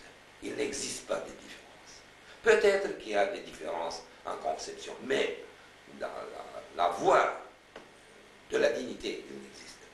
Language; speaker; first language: French; non-native, fluent; Romanian